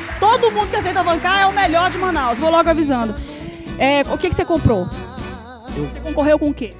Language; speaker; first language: Portuguese; native; Portuguese